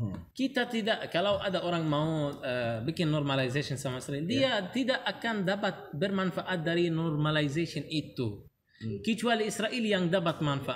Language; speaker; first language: Indonesian; non-native, learner; Arabic